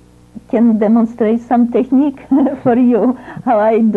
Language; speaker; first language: English; non-native, learner; Ukrainian